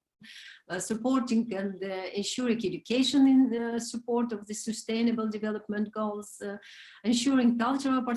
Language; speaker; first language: English; non-native, learner; Romanian